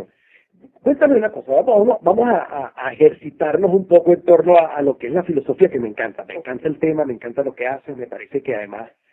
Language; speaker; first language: Spanish; native; Spanish